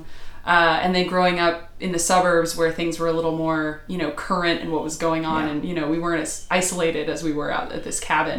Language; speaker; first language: English; native; English